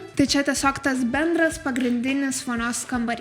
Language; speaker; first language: Lithuanian; native; Lithuanian